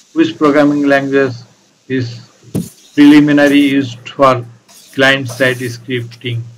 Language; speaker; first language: English; non-native, local second language; Bangla